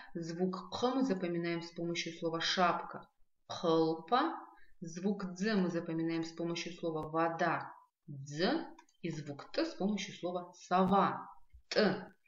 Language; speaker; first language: Russian; non-native, local second language; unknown